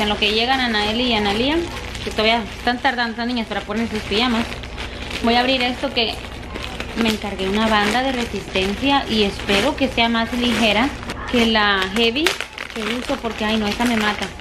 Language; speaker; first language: Spanish; native; Spanish